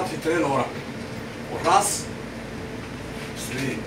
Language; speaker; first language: Arabic; non-native, learner; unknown